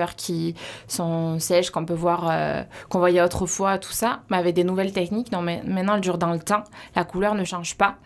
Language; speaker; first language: French; native; French